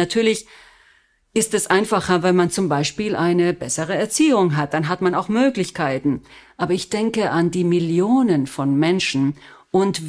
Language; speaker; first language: German; early bilingual, other home language; Spanish